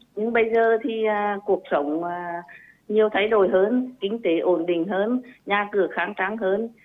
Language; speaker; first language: Vietnamese; non-native, local second language; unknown